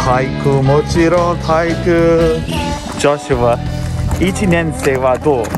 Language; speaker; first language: Japanese; non-native, learner; English